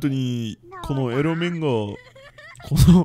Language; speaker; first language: Japanese; non-native, learner; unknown